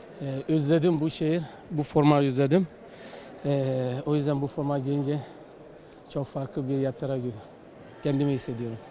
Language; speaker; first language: Turkish; non-native, learner; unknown